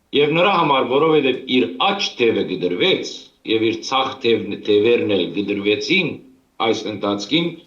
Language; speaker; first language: Armenian; early bilingual, heritage; Armenian